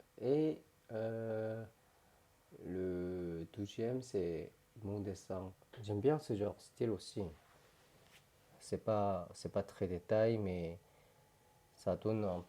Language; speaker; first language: French; non-native, learner; Korean